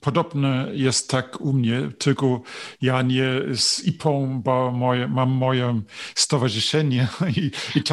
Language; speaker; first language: Polish; non-native, learner; German